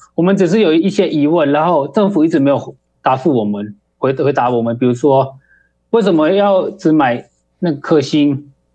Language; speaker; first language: Chinese; early bilingual, heritage; Chinese